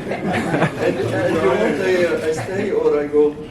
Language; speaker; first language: English; non-native, learner; French